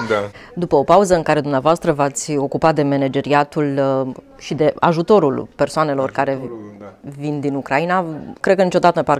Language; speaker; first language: Romanian; native; Romanian